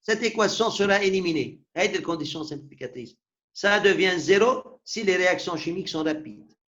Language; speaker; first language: French; non-native, local second language; Arabic